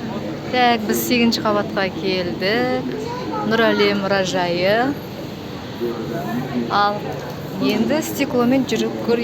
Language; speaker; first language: Kazakh; native; Kazakh